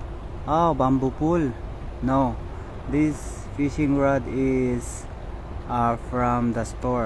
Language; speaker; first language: English; non-native, learner; Filipino